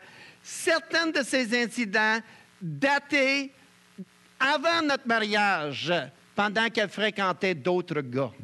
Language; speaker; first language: French; native; French